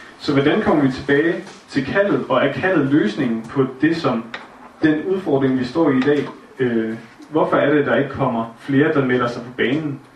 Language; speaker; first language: Danish; native; Danish